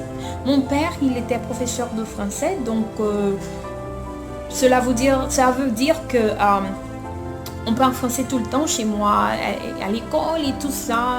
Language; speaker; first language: French; non-native, local second language; Haitian Creole